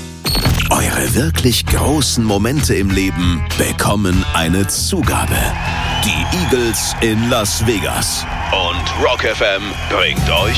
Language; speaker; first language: German; native; German